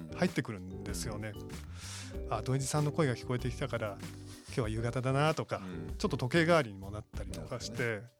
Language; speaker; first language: Japanese; native; Japanese